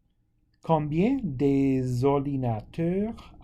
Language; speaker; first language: French; non-native, fluent; English